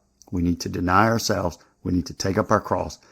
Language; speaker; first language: English; native; English